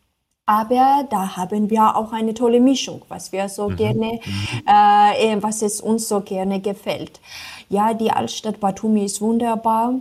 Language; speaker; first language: German; non-native, fluent; Georgian